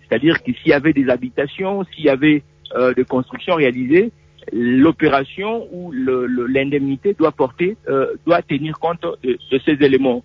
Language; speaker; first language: French; non-native, local second language; Lingala